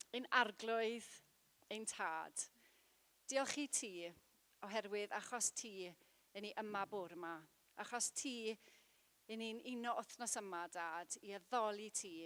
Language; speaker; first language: Welsh; non-native, local second language; English